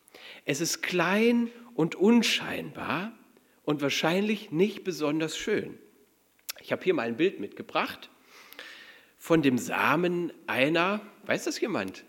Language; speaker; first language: German; native; German